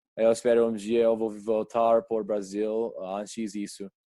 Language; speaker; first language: Portuguese; non-native, learner; English